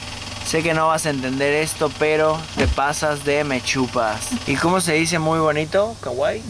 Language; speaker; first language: Spanish; native; Spanish